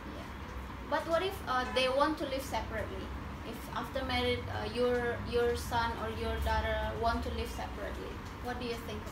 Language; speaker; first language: English; non-native, fluent; Indonesian